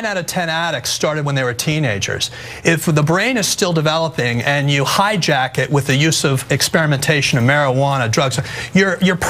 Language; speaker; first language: English; native; English